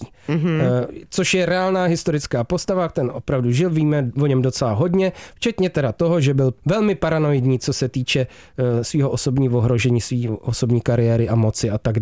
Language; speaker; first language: Czech; native; Czech